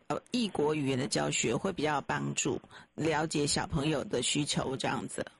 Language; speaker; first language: Chinese; native; Chinese